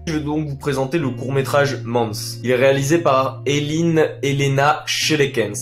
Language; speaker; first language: French; native; French